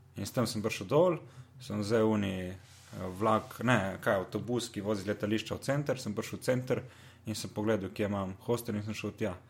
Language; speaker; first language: Slovenian; native; Slovenian